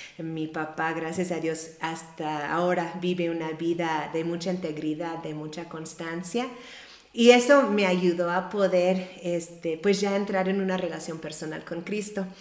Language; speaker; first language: Spanish; non-native, fluent; English